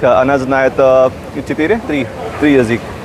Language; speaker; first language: Russian; non-native, learner; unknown